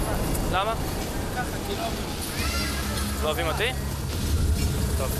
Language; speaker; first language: Hebrew; non-native, fluent; Portuguese